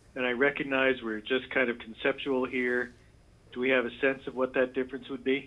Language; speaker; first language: English; native; English